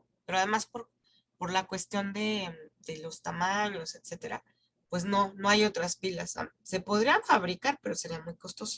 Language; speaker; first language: Spanish; native; Spanish